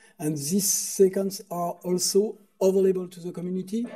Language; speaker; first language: English; non-native, fluent; French